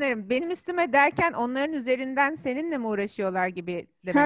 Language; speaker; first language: Turkish; native; Turkish